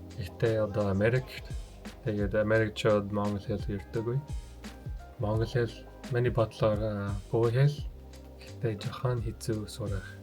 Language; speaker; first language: Mongolian; non-native, learner; English